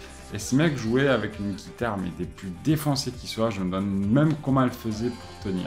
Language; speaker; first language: French; native; French